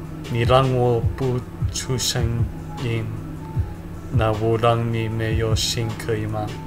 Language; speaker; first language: Chinese; non-native, learner; English